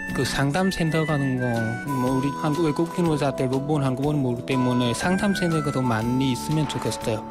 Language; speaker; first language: Korean; non-native, learner; Vietnamese